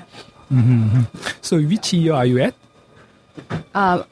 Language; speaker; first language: English; non-native, learner; Korean